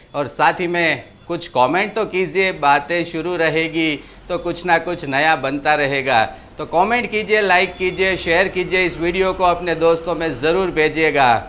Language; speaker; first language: Hindi; non-native, local second language; Gujarati